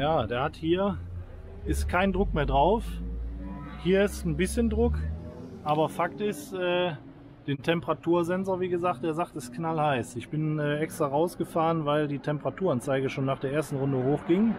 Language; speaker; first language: German; native; German